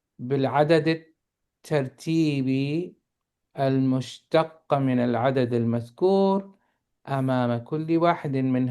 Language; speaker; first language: Arabic; non-native, fluent; English